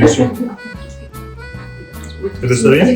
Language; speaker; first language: French; non-native, learner; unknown